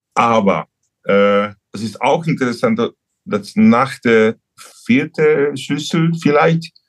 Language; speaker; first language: German; non-native, learner; Hungarian